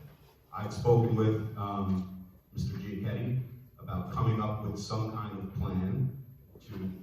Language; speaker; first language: English; native; English